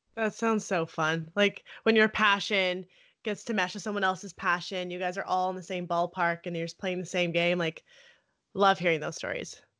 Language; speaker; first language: English; native; English